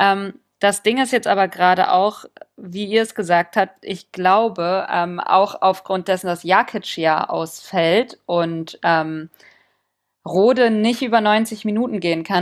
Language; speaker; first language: German; native; German